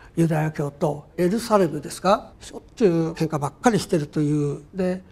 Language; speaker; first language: Japanese; native; Japanese